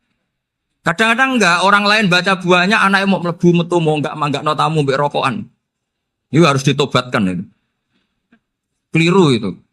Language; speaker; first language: Indonesian; non-native, local second language; Javanese